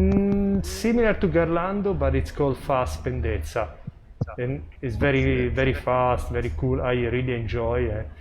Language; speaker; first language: English; non-native, fluent; Italian